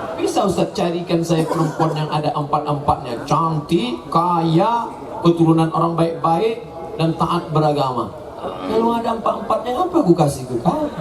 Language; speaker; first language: Indonesian; native; Indonesian